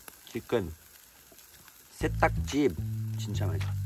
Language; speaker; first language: Korean; non-native, learner; French